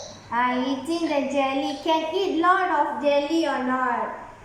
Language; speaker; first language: English; non-native, learner; Malay